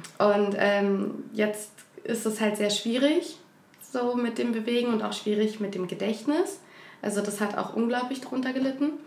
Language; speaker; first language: German; native; German